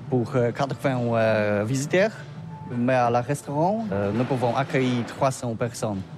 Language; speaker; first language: French; non-native, fluent; Polish